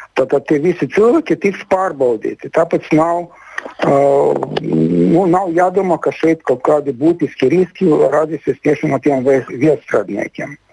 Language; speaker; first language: Latvian; non-native, local second language; Russian